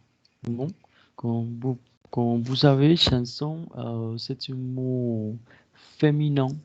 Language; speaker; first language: French; non-native, fluent; Spanish